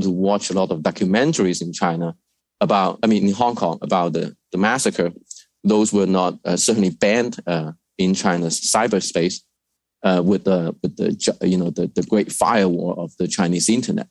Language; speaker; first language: English; non-native, fluent; Cantonese